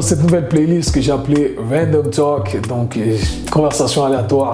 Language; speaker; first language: French; native; French